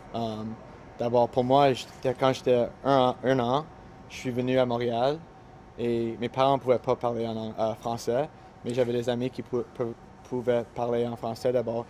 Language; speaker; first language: French; non-native, local second language; English